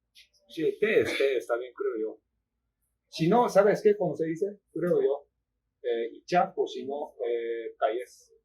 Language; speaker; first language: Spanish; non-native, fluent; Japanese